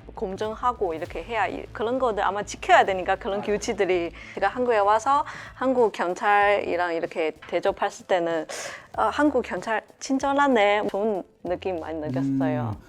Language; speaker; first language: Korean; non-native, fluent; Chinese